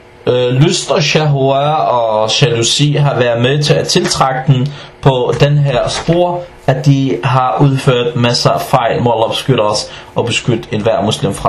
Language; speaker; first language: Danish; non-native, fluent; Arabic